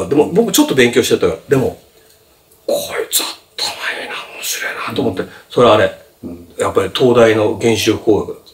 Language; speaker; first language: Japanese; native; Japanese